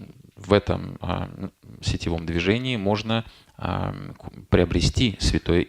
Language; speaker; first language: Russian; native; Russian